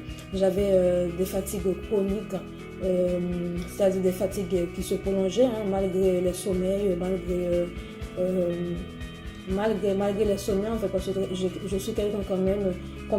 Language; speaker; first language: French; native; French